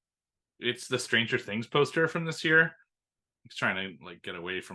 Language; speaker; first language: English; native; English